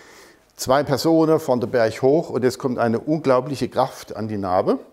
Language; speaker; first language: German; native; German